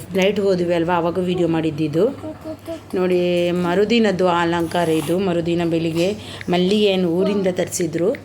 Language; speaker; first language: Kannada; native; Kannada